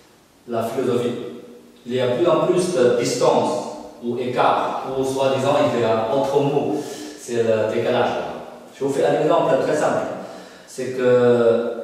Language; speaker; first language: French; non-native, fluent; Chinese